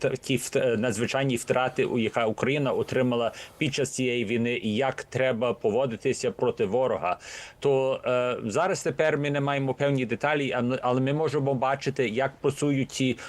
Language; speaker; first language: Ukrainian; early bilingual, heritage; Ukrainian